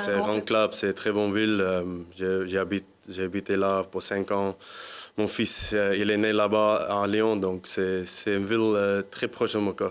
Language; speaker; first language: French; non-native, learner; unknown